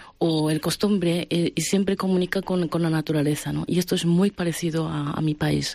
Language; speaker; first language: Spanish; non-native, fluent; Japanese